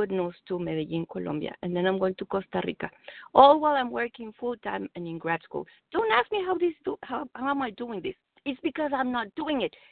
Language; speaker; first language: English; non-native, fluent; Spanish